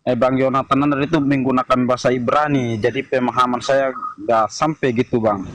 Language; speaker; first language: Indonesian; native; Indonesian